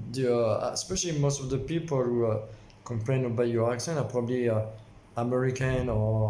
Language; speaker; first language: English; non-native, local second language; French